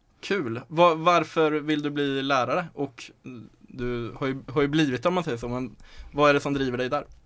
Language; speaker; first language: Swedish; native; Swedish